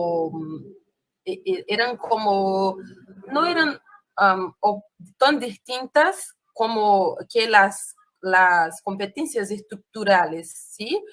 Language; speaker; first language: Spanish; non-native, fluent; Portuguese